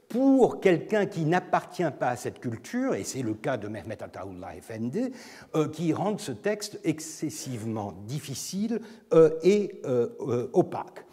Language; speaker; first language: French; non-native, fluent; Turkish